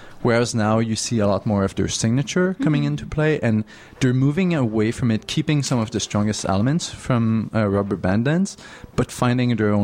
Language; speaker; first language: English; native; English